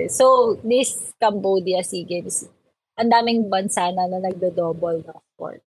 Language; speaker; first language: Filipino; native; Filipino